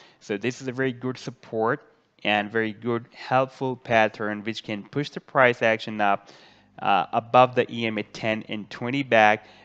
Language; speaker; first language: English; non-native, local second language; Urdu